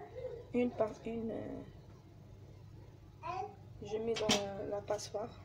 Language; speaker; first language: French; non-native, learner; Arabic